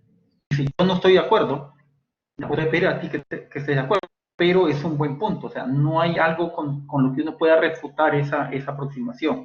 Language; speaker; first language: Spanish; native; Spanish